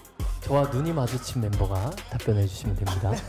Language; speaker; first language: Korean; native; Korean